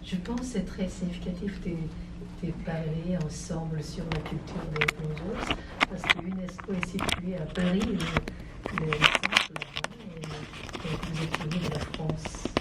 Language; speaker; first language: French; non-native, fluent; Korean